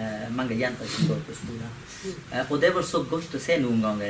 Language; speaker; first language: Norwegian; non-native, learner; Persian